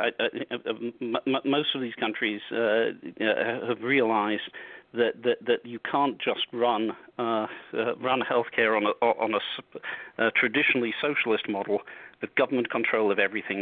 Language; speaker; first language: English; native; English